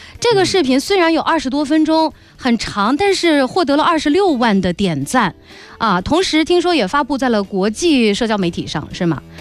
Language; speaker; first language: Chinese; native; Chinese